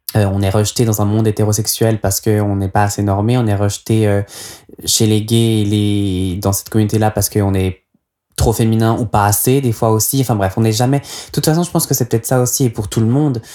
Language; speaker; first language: French; native; French